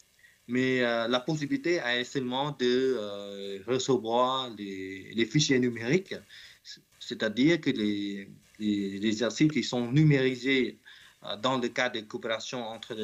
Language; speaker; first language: French; non-native, learner; Khmer